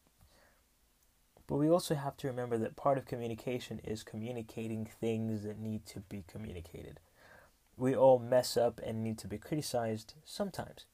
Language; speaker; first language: English; non-native, local second language; Kinyarwanda